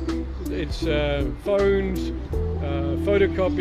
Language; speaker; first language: English; native; English